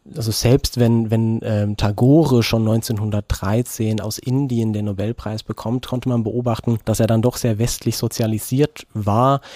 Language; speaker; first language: German; non-native, fluent; Norwegian